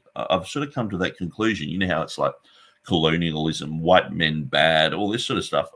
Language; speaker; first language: English; native; English